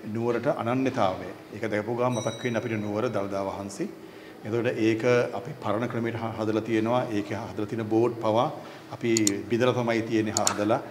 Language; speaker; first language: Sinhala; native; Sinhala